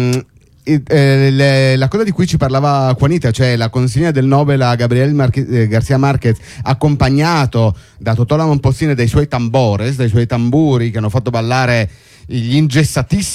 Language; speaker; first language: Italian; native; Italian